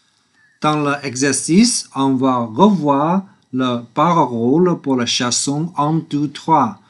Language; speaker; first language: French; non-native, learner; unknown